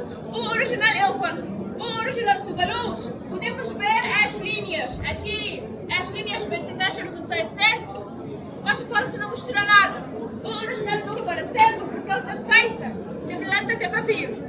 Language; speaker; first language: Portuguese; non-native, fluent; Arabic